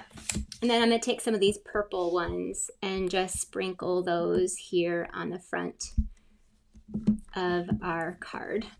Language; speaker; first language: English; native; English